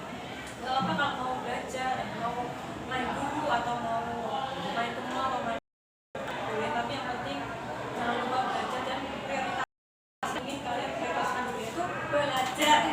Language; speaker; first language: Indonesian; native; Indonesian